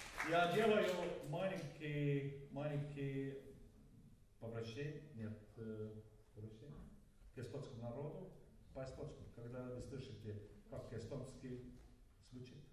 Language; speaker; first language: Russian; non-native, learner; Estonian